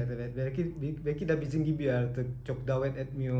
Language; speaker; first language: Turkish; non-native, learner; Indonesian